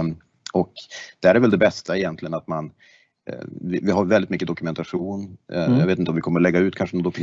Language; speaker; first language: Swedish; native; Swedish